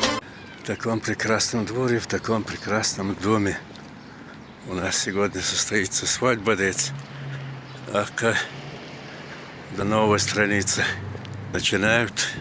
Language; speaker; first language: Russian; non-native, local second language; Chechen